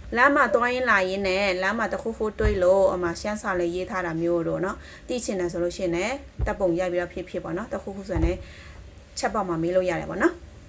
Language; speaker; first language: Burmese; non-native, local second language; Shan